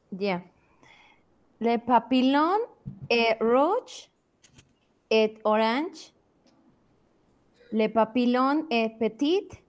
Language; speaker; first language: French; non-native, learner; Spanish